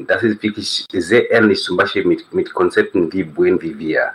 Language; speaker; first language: German; non-native, fluent; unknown